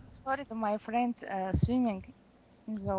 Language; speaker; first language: English; non-native, learner; Russian